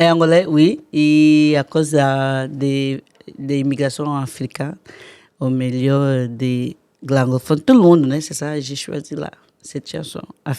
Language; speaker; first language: French; non-native, learner; Portuguese